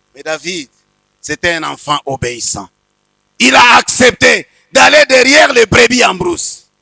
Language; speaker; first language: French; non-native, local second language; Swahili